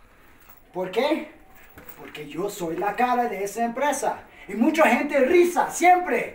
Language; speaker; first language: Spanish; non-native, fluent; English